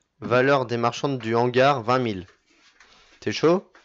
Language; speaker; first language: French; native; French